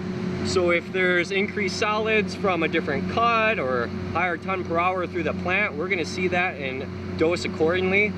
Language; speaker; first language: English; native; English